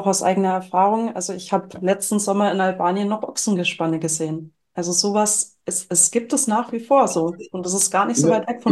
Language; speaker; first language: German; native; German